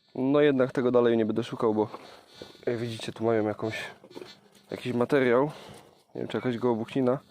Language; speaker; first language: Polish; native; Polish